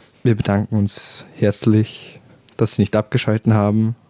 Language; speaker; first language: German; native; German